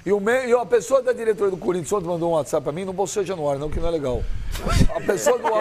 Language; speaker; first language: Portuguese; native; Portuguese